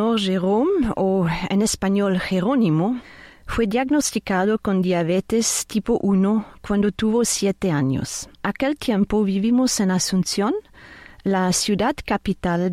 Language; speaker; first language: Spanish; non-native, fluent; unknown